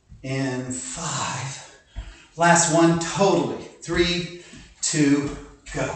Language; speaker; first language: English; native; English